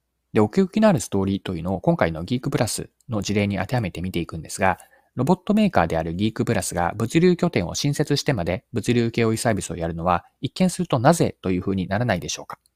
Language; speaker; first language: Japanese; native; Japanese